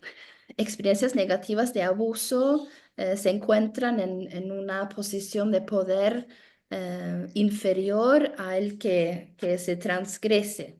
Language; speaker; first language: Spanish; non-native, fluent; Norwegian